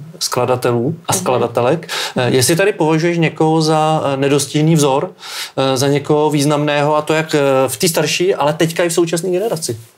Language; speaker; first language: Czech; native; Czech